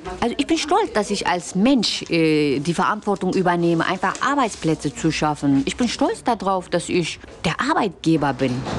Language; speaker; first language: German; non-native, fluent; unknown